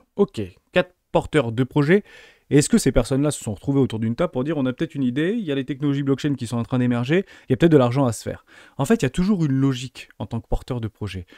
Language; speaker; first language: French; native; French